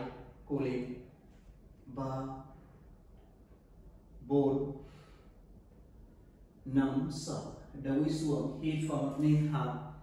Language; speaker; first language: Vietnamese; non-native, learner; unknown